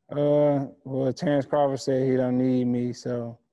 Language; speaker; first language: English; native; English